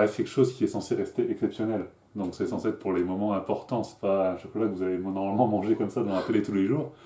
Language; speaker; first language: French; native; French